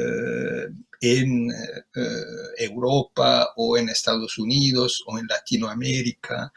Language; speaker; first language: Spanish; non-native, fluent; Italian